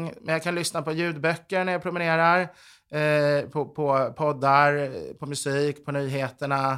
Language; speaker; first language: Swedish; native; Swedish